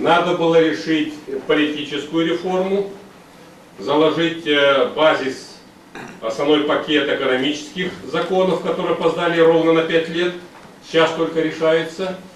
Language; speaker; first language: Russian; native; Russian